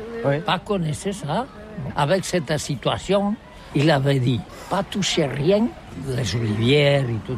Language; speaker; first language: French; non-native, learner; Catalan